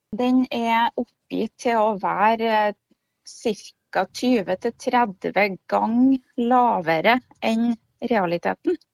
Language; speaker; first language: Norwegian; native; Norwegian